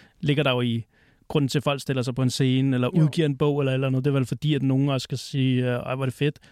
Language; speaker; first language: Danish; native; Danish